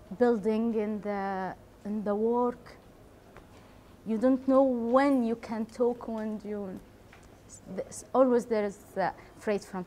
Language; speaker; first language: English; non-native, learner; Arabic